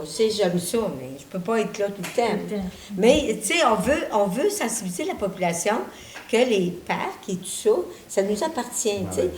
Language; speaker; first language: French; native; French